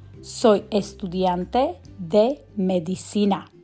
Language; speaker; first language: Spanish; non-native, fluent; Slovak